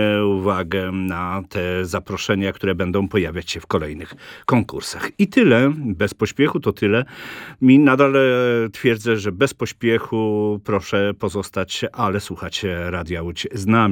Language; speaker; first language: Polish; native; Polish